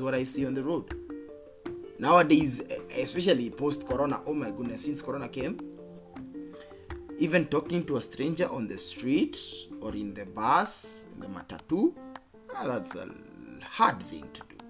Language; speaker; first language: English; non-native, local second language; Kikuyu